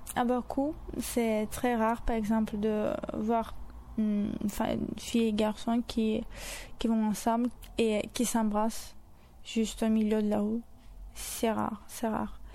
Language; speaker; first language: French; non-native, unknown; Azerbaijani